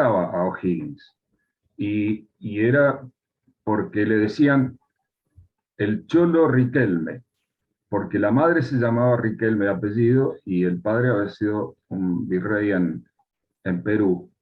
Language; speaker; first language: Spanish; native; Spanish